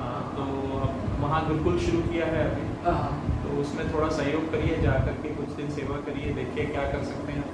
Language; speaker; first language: Hindi; native; Hindi